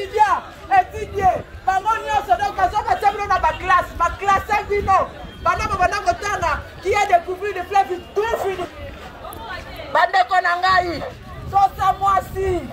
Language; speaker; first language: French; non-native, local second language; Lingala